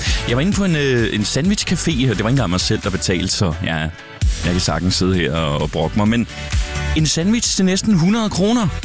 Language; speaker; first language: Danish; native; Danish